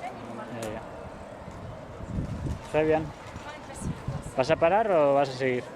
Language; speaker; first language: Spanish; non-native, local second language; Basque